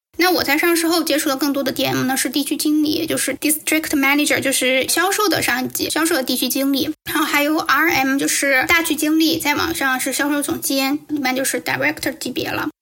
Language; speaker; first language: Chinese; native; Chinese